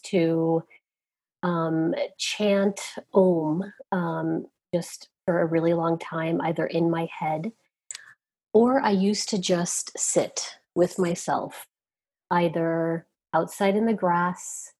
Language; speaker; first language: English; native; English